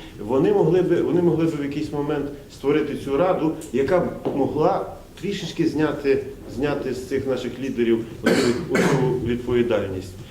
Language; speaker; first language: Ukrainian; native; Ukrainian